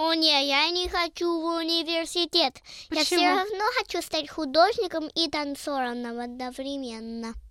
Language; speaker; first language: Russian; early bilingual, heritage; Russian